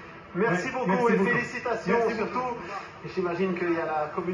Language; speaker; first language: French; native; French